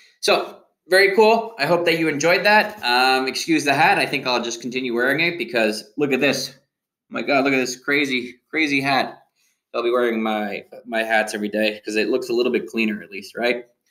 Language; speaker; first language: English; early bilingual, other home language; Spanish